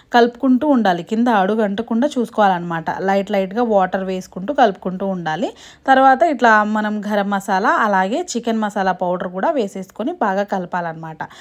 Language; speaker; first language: Telugu; non-native, local second language; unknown